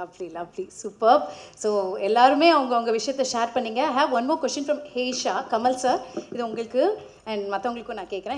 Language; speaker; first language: Tamil; native; Tamil